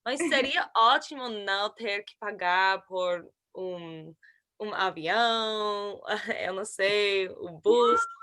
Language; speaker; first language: Portuguese; non-native, learner; English